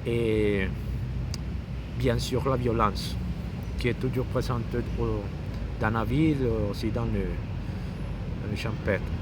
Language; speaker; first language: French; non-native, learner; Spanish